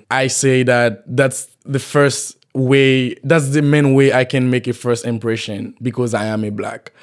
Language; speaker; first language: English; non-native, fluent; Haitian Creole